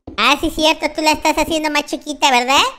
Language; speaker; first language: Spanish; native; Spanish